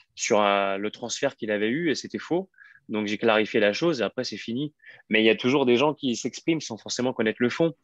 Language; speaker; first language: French; native; French